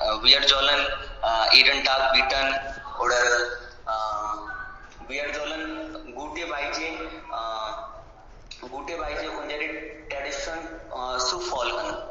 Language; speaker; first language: German; non-native, learner; Hindi